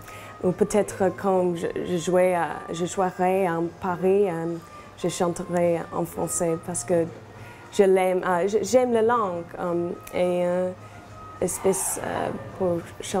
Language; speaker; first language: French; non-native, learner; English